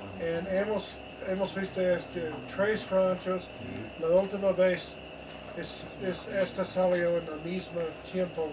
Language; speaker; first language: Spanish; non-native, learner; English